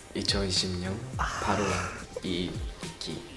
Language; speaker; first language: Korean; non-native, learner; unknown